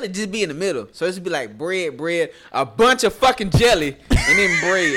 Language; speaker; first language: English; native; English